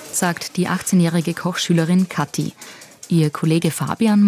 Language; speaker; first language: German; native; German